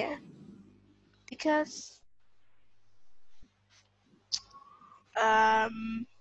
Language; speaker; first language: English; non-native, learner; Vietnamese